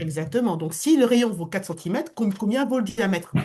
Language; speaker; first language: French; native; French